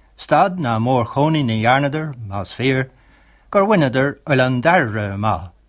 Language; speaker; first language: Irish; native; Irish